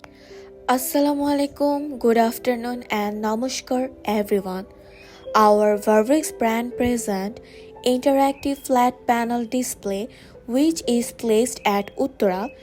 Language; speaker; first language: English; non-native, local second language; Bangla